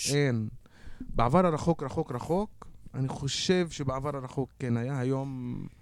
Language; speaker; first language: Hebrew; non-native, local second language; Arabic